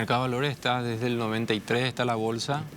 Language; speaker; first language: Spanish; native; Spanish